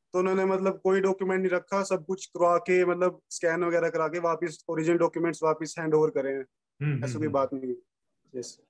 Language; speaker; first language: Hindi; native; Hindi